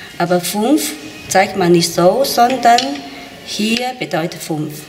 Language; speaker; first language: German; non-native, learner; Chinese